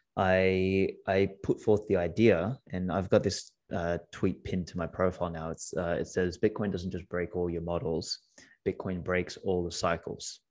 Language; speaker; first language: English; non-native, local second language; Macedonian